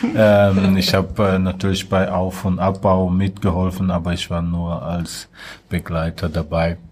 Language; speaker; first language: German; non-native, fluent; Portuguese